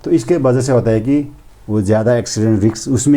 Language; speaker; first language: Hindi; non-native, fluent; Sherpa